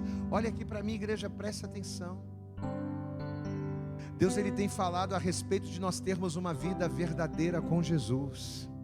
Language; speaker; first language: Portuguese; native; Portuguese